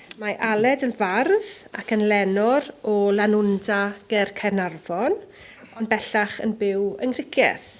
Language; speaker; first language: Welsh; native; Welsh